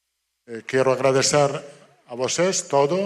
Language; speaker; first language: Portuguese; non-native, fluent; Italian